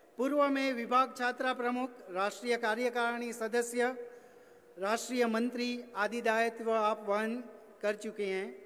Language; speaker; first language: Hindi; non-native, local second language; Gujarati